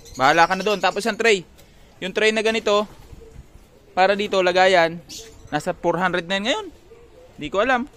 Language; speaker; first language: Filipino; non-native, local second language; Bikol